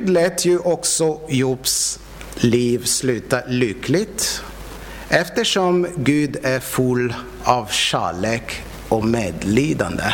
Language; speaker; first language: Swedish; non-native, fluent; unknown